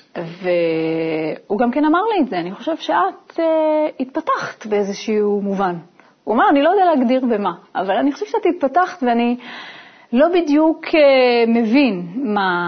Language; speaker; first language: Hebrew; native; Hebrew